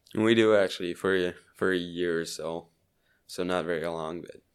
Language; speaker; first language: English; non-native, fluent; Swiss German